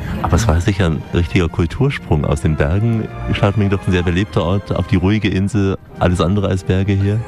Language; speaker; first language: German; native; German